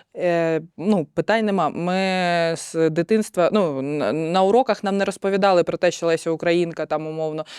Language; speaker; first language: Ukrainian; non-native, local second language; Russian